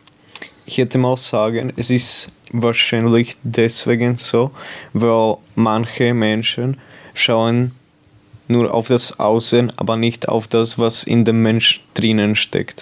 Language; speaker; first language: German; non-native, local second language; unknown